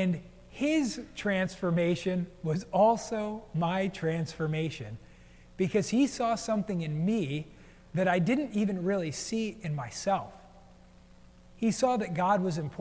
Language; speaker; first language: English; native; English